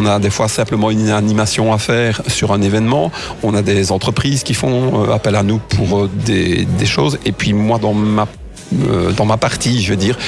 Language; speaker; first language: French; native; French